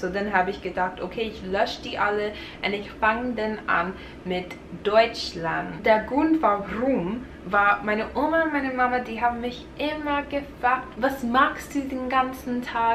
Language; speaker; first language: German; non-native, fluent; English